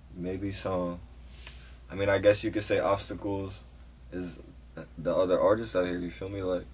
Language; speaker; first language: English; native; English